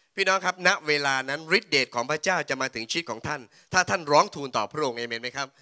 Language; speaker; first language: Thai; native; Thai